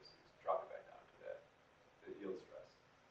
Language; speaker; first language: English; native; English